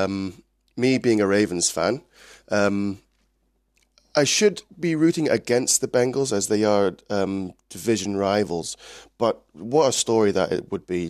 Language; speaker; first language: English; native; English